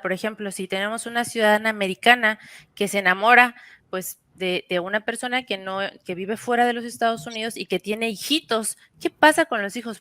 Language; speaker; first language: Spanish; native; Spanish